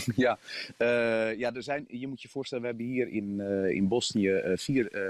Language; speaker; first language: Dutch; native; Dutch